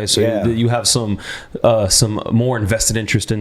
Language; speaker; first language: English; native; English